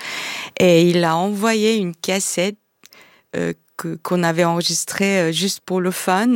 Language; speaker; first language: French; non-native, fluent; Korean